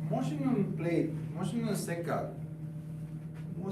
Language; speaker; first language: Korean; non-native, learner; Italian